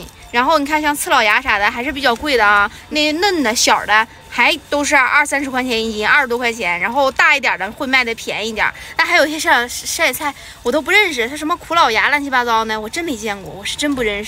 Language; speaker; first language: Chinese; native; Chinese